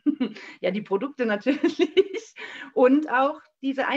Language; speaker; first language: German; native; German